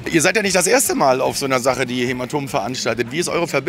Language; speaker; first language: German; native; German